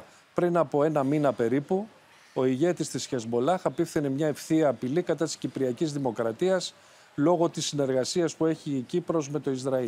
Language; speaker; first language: Greek; native; Greek